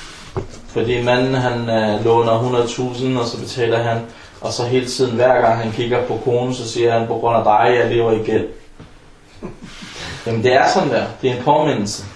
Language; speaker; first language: Danish; early bilingual, other home language; Arabic